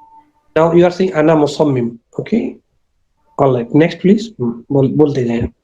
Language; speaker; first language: English; non-native, local second language; Urdu